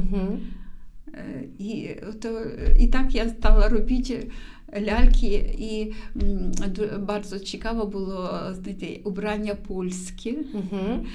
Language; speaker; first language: Polish; non-native, learner; Ukrainian